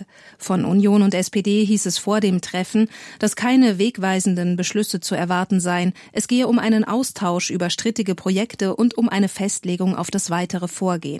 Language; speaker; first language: German; native; German